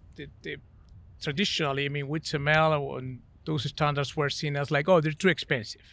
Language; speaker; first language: English; non-native, fluent; Spanish